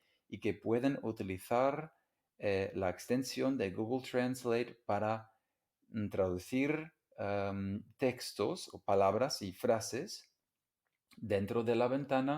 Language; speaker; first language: Spanish; non-native, fluent; English